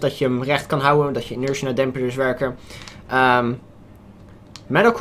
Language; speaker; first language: Dutch; native; Dutch